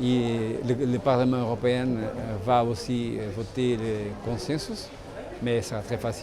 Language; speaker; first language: French; non-native, fluent; Spanish